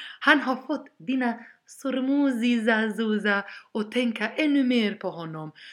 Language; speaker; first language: Swedish; early bilingual, other home language; Albanian